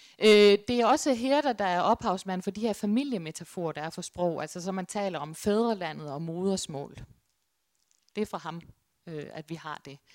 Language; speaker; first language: Danish; native; Danish